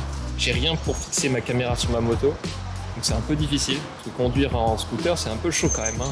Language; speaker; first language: French; native; French